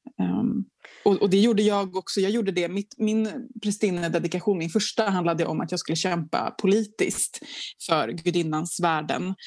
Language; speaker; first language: Swedish; native; Swedish